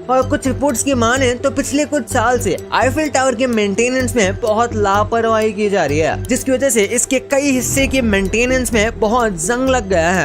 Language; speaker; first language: Hindi; native; Hindi